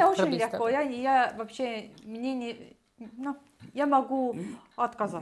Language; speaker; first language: Russian; non-native, learner; Estonian